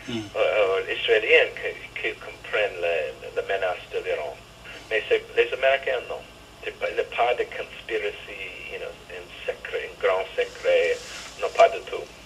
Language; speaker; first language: French; non-native, learner; English